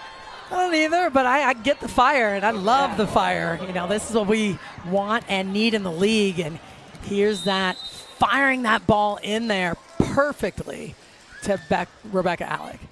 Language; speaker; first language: English; native; English